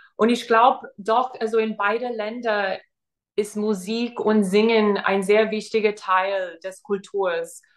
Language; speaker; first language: German; non-native, fluent; English